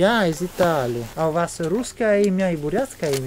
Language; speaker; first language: Russian; non-native, learner; Italian